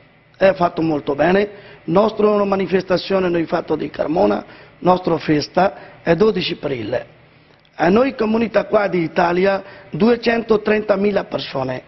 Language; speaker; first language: Italian; non-native, learner; Punjabi